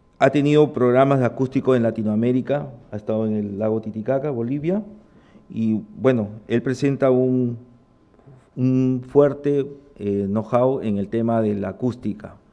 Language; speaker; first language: Spanish; native; Spanish